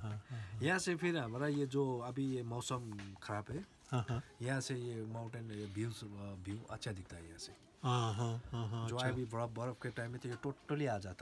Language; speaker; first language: Hindi; non-native, local second language; Nepali